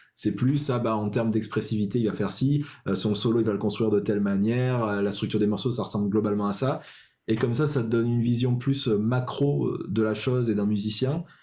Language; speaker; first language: French; native; French